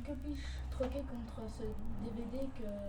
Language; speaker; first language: French; native; French